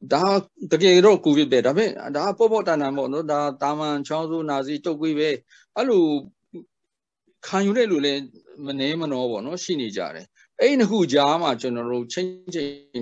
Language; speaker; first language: Burmese; non-native, local second language; Tedim Chin